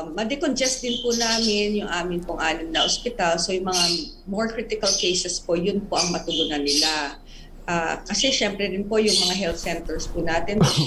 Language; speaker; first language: Filipino; native; Filipino